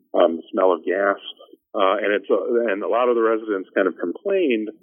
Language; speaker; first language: English; native; English